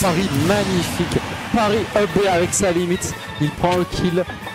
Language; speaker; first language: French; native; French